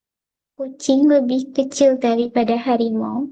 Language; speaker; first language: Indonesian; non-native, learner; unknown